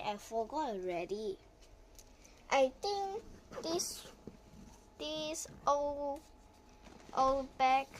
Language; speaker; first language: English; non-native, local second language; Chinese